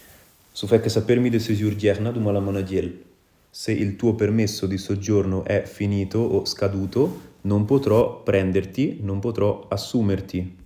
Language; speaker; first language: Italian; non-native, fluent; Wolof